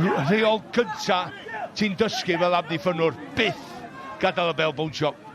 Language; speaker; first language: Welsh; native; Welsh